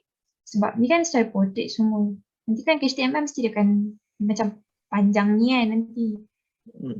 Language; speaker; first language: Malay; native; Malay